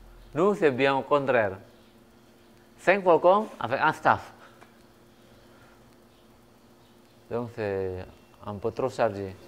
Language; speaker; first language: French; non-native, fluent; Indonesian